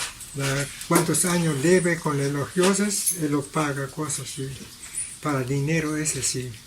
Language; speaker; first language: Spanish; non-native, local second language; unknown